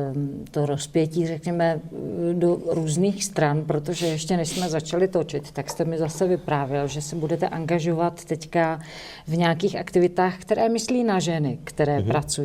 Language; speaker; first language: Czech; native; Czech